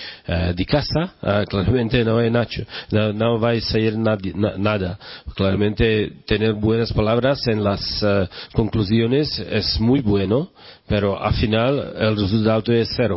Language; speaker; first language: Spanish; non-native, learner; Czech